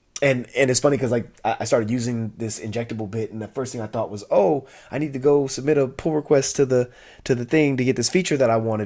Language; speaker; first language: English; native; English